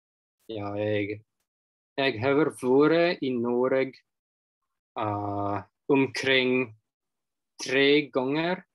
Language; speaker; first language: Norwegian; non-native, fluent; Russian